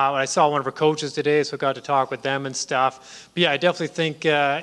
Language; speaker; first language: English; native; English